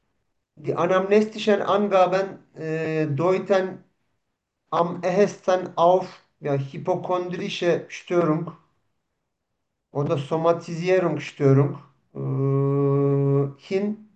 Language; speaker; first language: German; non-native, fluent; Turkish